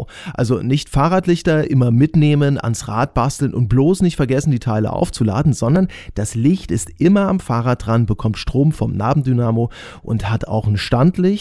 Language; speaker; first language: German; native; German